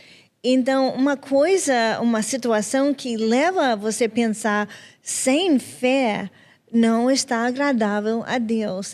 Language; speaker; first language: Portuguese; non-native, fluent; English